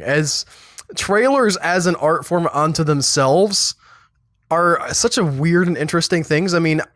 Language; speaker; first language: English; native; English